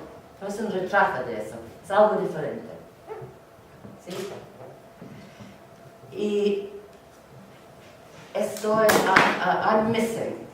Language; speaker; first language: Spanish; non-native, learner; English